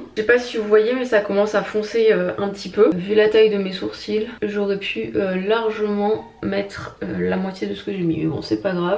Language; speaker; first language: French; native; French